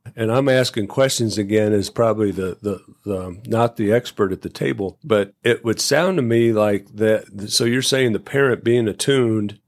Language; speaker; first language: English; native; English